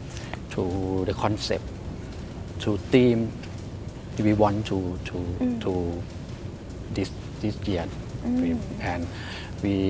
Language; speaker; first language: English; non-native, learner; Thai